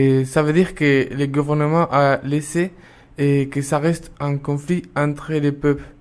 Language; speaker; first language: French; non-native, fluent; Spanish